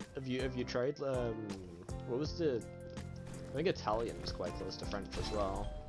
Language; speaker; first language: English; native; English